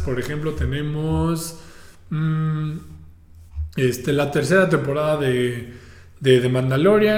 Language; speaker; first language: Spanish; native; Spanish